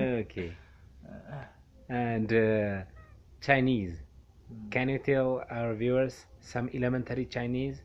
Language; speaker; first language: English; non-native, local second language; Amharic